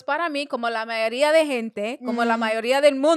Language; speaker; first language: Spanish; non-native, fluent; English